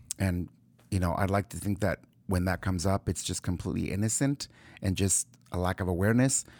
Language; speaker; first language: English; early bilingual, other home language; Spanish